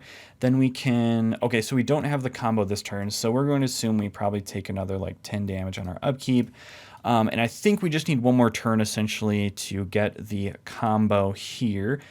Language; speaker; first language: English; native; English